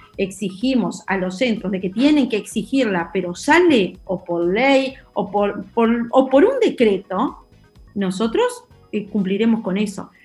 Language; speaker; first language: Spanish; native; Spanish